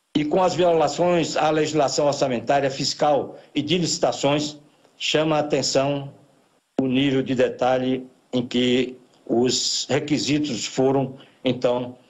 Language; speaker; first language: Portuguese; native; Portuguese